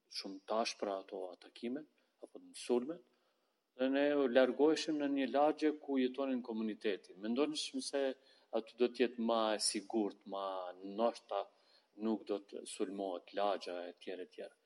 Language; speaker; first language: Albanian; non-native, local second language; Romany